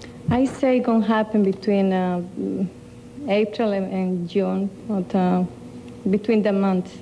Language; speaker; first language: English; non-native, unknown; Spanish